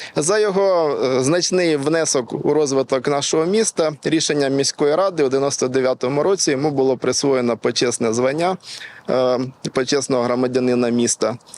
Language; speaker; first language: Ukrainian; native; Ukrainian